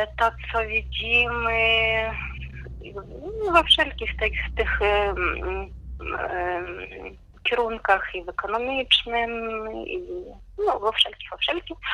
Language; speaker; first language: Polish; non-native, fluent; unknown